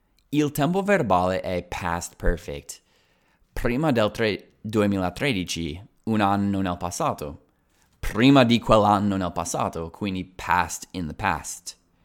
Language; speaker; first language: Italian; non-native, fluent; English